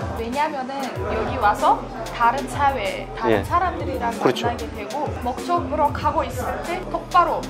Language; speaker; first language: Korean; non-native, fluent; Uzbek